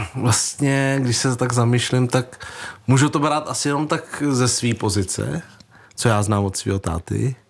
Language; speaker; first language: Czech; early bilingual, other home language; Vietnamese